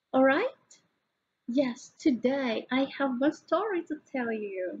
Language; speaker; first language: English; non-native, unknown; Thai